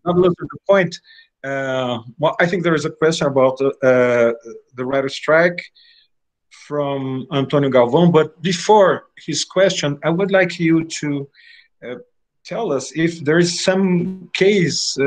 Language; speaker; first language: English; non-native, fluent; Portuguese